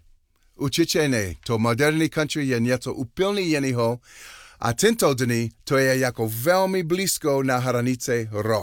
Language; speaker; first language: Czech; non-native, learner; English